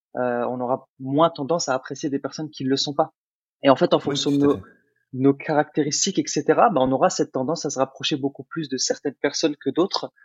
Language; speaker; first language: French; early bilingual, other home language; Arabic